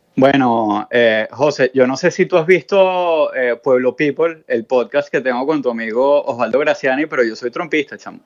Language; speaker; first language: Spanish; native; Spanish